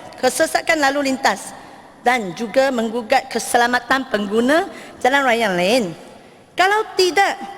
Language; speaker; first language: Malay; non-native, local second language; Chinese